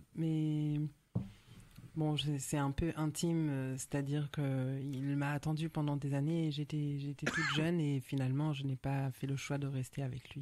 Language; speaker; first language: French; native; French